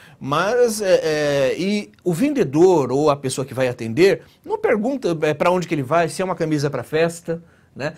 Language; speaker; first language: Portuguese; native; Portuguese